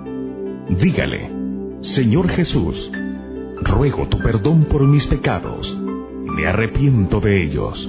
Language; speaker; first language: Spanish; native; Spanish